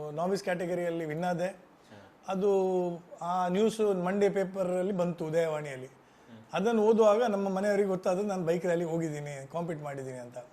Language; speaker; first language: Kannada; native; Kannada